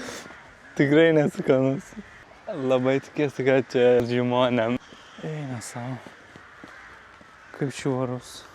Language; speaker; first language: Lithuanian; non-native, learner; Turkish